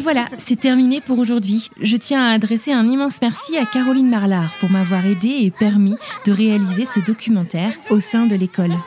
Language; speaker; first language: French; native; French